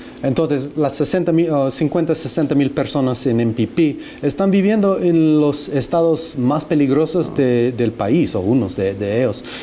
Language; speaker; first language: Spanish; non-native, fluent; English